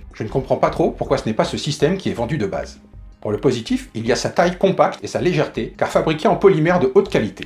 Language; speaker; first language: French; native; French